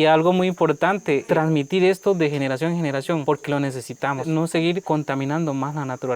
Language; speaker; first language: Spanish; non-native, local second language; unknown